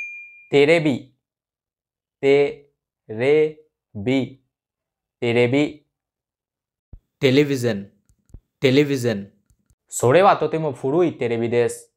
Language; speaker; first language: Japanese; non-native, fluent; Hindi